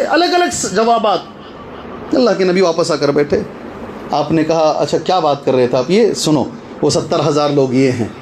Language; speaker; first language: Urdu; native; Urdu